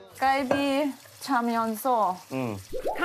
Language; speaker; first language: Korean; non-native, learner; German